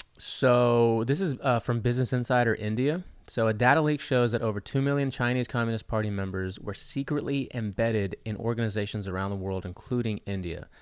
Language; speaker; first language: English; native; English